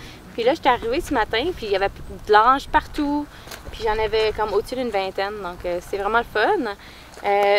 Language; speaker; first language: French; native; French